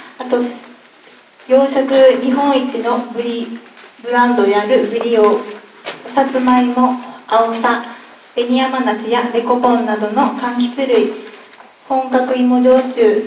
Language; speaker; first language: Japanese; native; Japanese